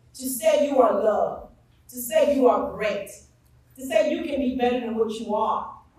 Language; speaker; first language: English; native; English